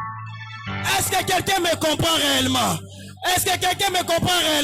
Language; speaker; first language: French; non-native, local second language; Lingala